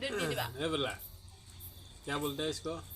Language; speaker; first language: Hindi; non-native, local second language; Assamese